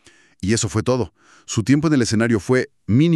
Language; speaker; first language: Spanish; native; Spanish